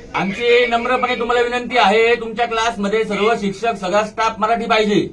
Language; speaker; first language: Marathi; native; Marathi